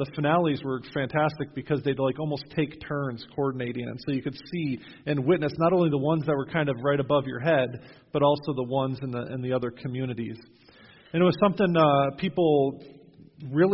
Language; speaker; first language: English; native; English